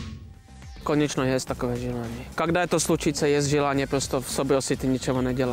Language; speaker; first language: Russian; non-native, learner; Czech